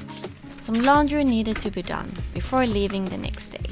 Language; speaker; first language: English; non-native, fluent; Swedish